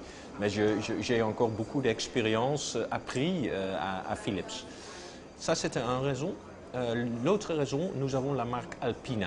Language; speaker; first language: French; non-native, fluent; Dutch